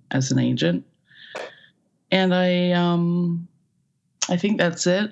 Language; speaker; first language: English; native; English